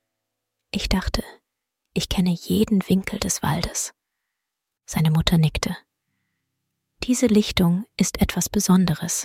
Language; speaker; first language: German; native; German